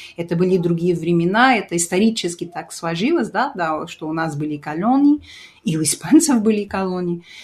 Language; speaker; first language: Russian; early bilingual, heritage; Russian